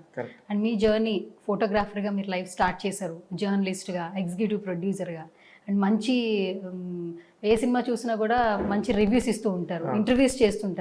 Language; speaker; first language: Telugu; native; Telugu